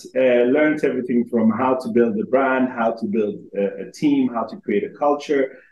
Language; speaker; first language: English; non-native, fluent; Persian